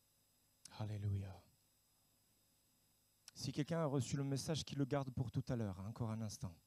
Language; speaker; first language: French; native; French